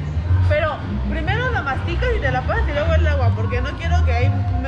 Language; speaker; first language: Spanish; native; Spanish